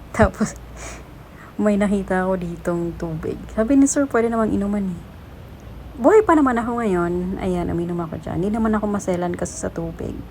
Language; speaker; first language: Filipino; non-native, local second language; Bikol